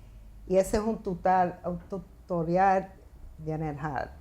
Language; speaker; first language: Spanish; early bilingual, heritage; Spanish